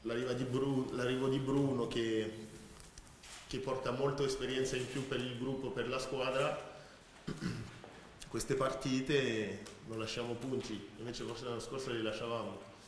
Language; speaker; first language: Italian; non-native, fluent; French